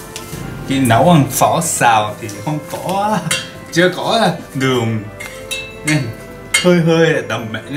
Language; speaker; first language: Vietnamese; non-native, learner; Japanese